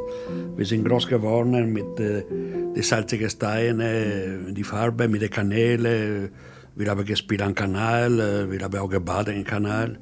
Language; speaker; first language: German; non-native, fluent; Italian